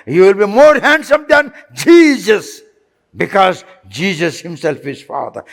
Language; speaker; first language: English; non-native, local second language; Telugu